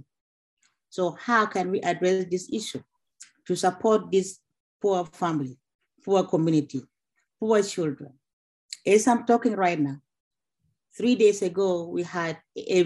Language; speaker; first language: English; non-native, local second language; Acoli